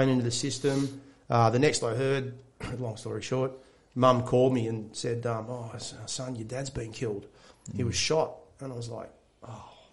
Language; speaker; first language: English; native; English